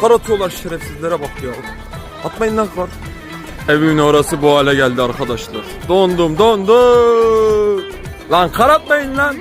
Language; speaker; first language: Turkish; native; Turkish